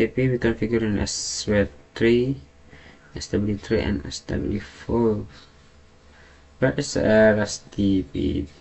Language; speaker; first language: English; non-native, learner; Indonesian